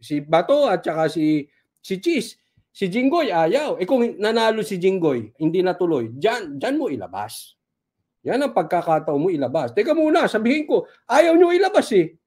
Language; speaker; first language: Filipino; native; Filipino